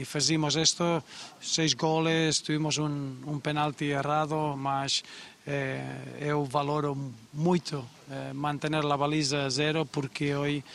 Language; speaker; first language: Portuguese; non-native, learner; Spanish